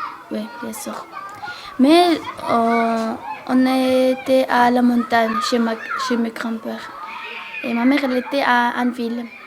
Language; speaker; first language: French; non-native, learner; Georgian